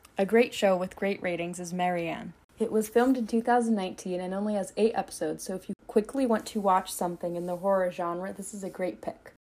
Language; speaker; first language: English; native; English